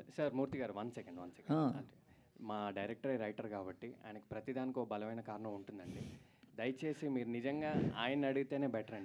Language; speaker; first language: Telugu; native; Telugu